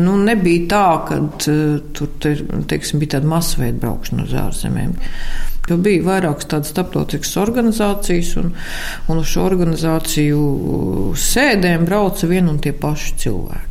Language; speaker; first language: Latvian; native; Latvian